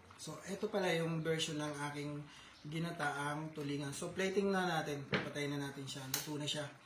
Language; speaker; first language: Filipino; non-native, local second language; Bikol